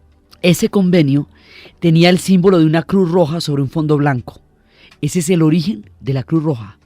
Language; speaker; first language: Spanish; native; Spanish